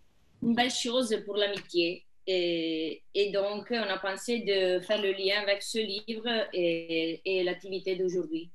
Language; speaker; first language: French; non-native, fluent; Italian